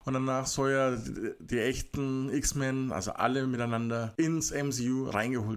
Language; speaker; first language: German; native; German